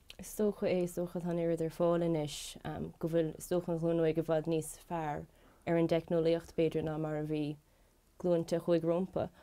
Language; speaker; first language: Irish; native; Irish